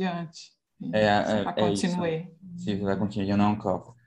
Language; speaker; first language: Portuguese; non-native, learner; French